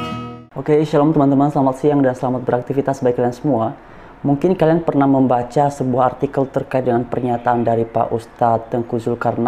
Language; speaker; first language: Indonesian; native; Indonesian